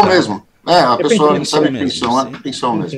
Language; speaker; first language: Portuguese; native; Portuguese